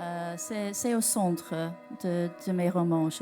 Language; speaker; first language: French; non-native, learner; English